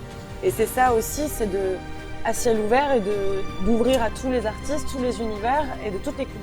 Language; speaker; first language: French; native; French